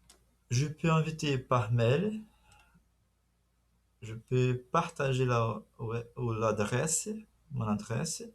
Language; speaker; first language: French; non-native, fluent; Portuguese